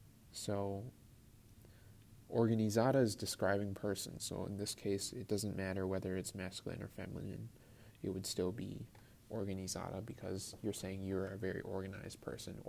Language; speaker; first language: English; native; English